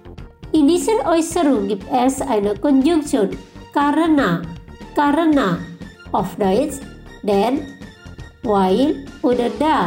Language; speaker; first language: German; non-native, fluent; Indonesian